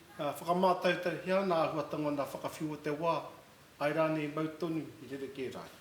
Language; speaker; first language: Māori; native; Māori